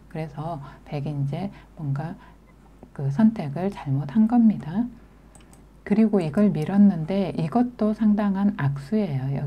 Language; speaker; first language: Korean; native; Korean